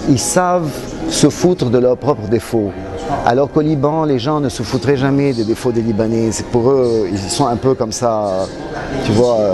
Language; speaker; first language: French; non-native, local second language; Arabic